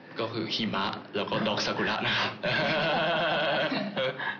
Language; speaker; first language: Thai; non-native, fluent; Japanese